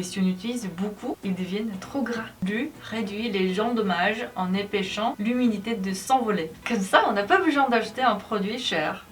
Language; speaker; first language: French; non-native, learner; Korean